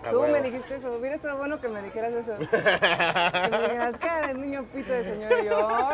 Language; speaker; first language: Spanish; native; Spanish